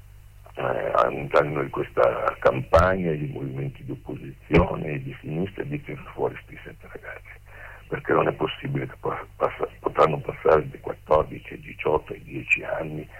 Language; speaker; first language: Italian; native; Italian